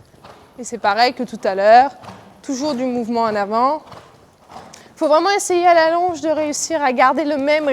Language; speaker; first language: French; native; French